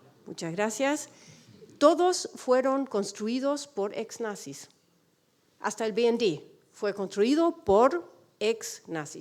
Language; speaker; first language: Spanish; non-native, fluent; German